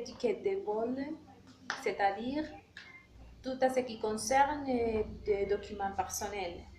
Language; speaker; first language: French; non-native, learner; Spanish